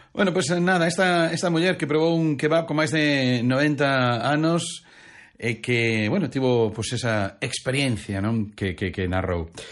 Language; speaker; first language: Galician; native; Galician